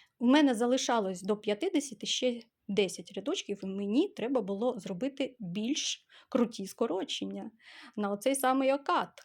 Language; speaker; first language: Ukrainian; non-native, local second language; Russian